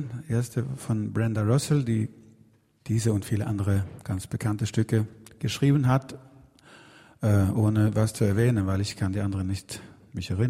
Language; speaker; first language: German; non-native, fluent; Swedish